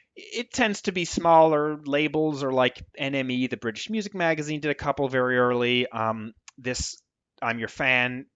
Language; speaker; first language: English; native; English